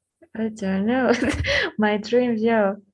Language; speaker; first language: English; non-native, learner; Spanish